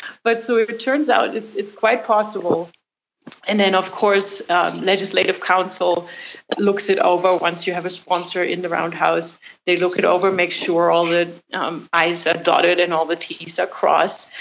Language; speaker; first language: English; non-native, fluent; German